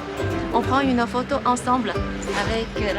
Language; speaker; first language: French; non-native, fluent; Chinese